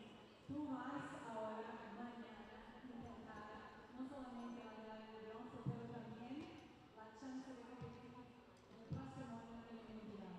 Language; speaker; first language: Spanish; non-native, fluent; Portuguese